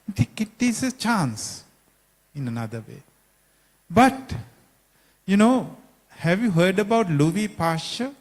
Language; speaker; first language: English; non-native, local second language; Sinhala